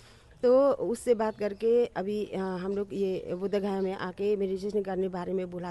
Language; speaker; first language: Hindi; non-native, learner; Nepali